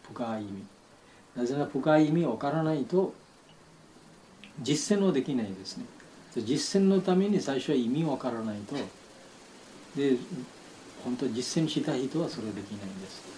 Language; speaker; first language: Japanese; non-native, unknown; Bangla